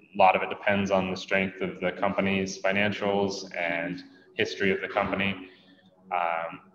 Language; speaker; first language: English; native; English